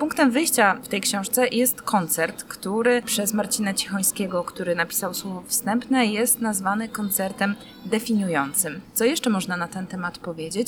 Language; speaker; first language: Polish; native; Polish